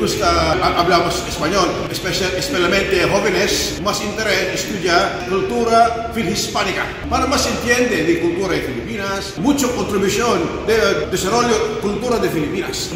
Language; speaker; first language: Spanish; native; Spanish